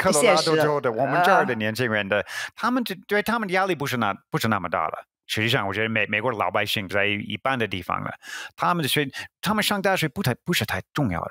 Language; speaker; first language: Chinese; non-native, fluent; English